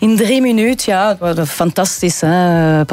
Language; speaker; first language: Dutch; non-native, local second language; French